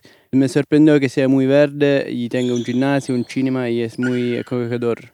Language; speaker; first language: Spanish; non-native, fluent; Italian